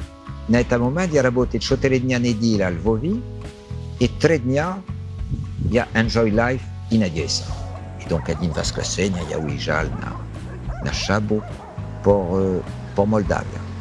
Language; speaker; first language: Russian; non-native, learner; French